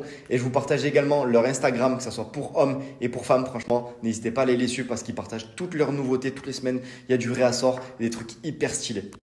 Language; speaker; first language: French; native; French